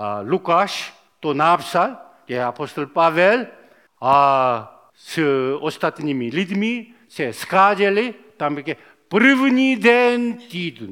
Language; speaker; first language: Czech; non-native, learner; Korean